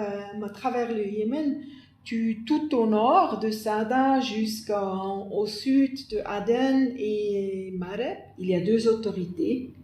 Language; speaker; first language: French; non-native, fluent; German